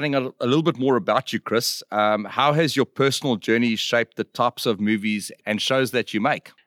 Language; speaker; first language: English; native; English